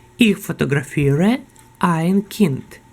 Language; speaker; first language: German; non-native, fluent; Ukrainian